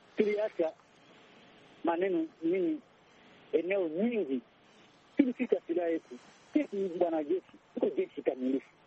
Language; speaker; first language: Swahili; non-native, local second language; Kinyarwanda